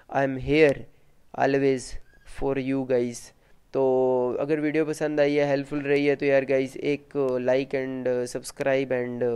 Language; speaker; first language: Hindi; native; Hindi